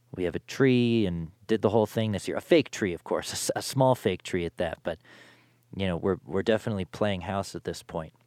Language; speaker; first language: English; native; English